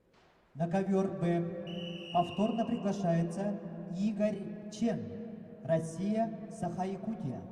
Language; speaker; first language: Russian; native; Russian